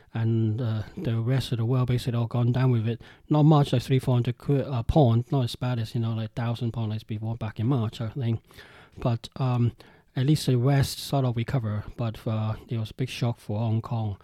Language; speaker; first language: English; non-native, local second language; Cantonese